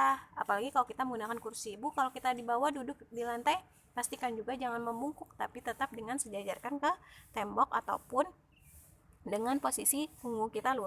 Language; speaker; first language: Indonesian; native; Indonesian